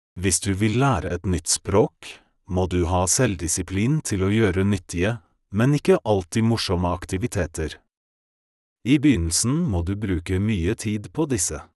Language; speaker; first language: Norwegian; non-native, learner; Polish